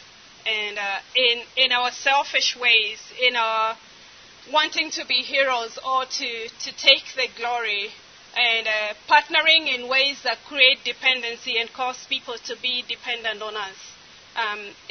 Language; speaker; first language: English; non-native, local second language; Kamba